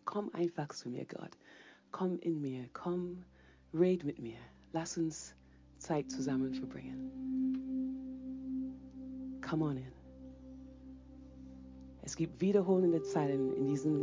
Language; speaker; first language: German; non-native, fluent; English